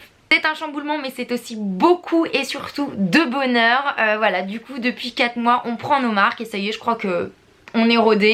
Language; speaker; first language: French; native; French